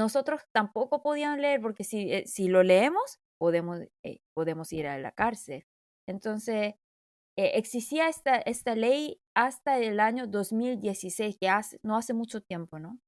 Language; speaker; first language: Spanish; non-native, fluent; Korean